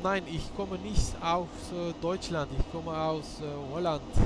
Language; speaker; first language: German; non-native, learner; Turkish